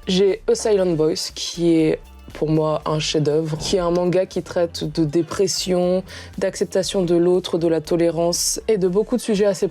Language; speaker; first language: French; native; French